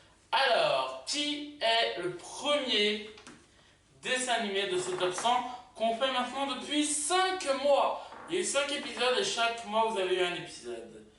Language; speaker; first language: French; native; French